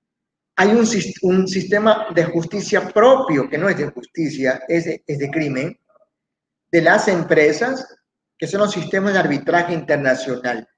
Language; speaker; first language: Spanish; native; Spanish